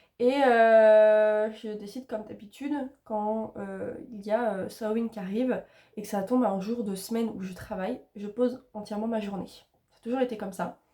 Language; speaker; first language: French; native; French